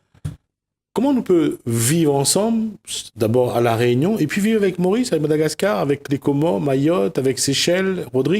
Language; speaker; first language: French; non-native, local second language; Réunion Creole French